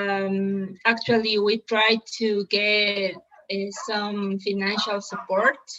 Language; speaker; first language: English; non-native, learner; Spanish